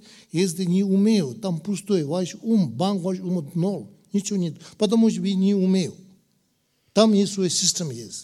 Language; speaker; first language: Russian; non-native, learner; Tibetan